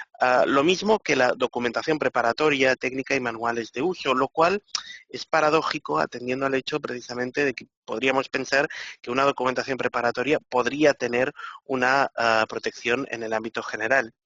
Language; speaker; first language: Spanish; native; Spanish